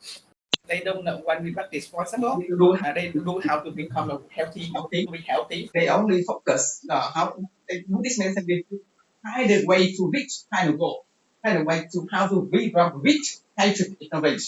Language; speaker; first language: English; non-native, learner; Vietnamese